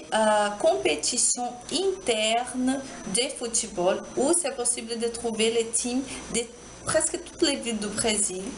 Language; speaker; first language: French; non-native, learner; Portuguese